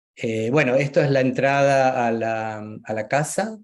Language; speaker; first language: Spanish; native; Spanish